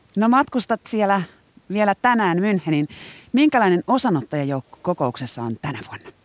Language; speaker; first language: Finnish; native; Finnish